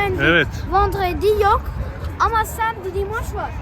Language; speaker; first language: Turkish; early bilingual, heritage; Turkish